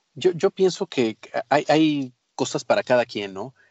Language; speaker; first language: Spanish; native; Spanish